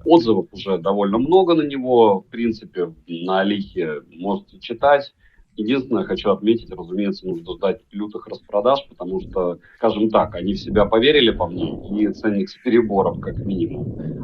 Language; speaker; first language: Russian; native; Russian